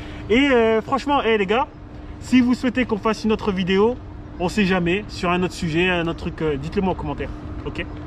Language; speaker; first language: French; native; French